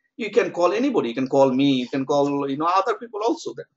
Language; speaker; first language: English; non-native, local second language; Bangla